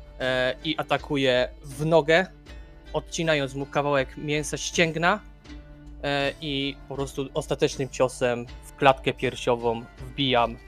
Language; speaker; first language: Polish; native; Polish